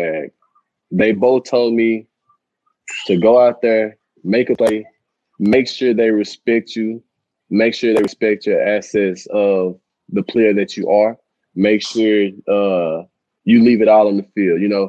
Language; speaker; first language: English; native; English